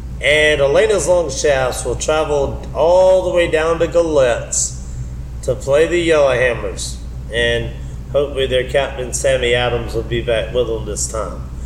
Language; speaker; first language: English; native; English